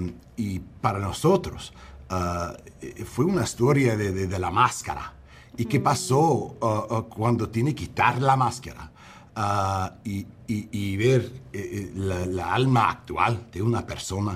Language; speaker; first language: Spanish; non-native, learner; English